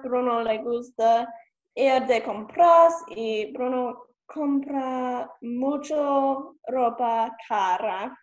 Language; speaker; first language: Spanish; non-native, learner; English